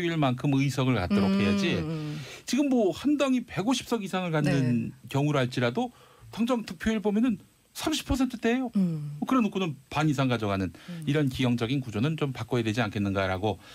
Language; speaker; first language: Korean; native; Korean